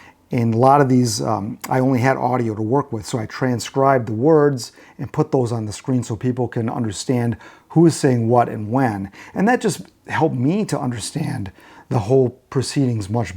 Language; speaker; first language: English; native; English